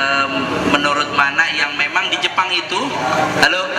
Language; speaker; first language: Indonesian; native; Indonesian